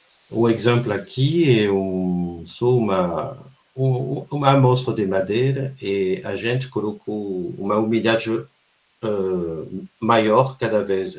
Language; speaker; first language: Portuguese; non-native, fluent; French